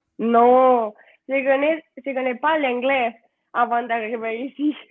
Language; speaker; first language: French; non-native, learner; Spanish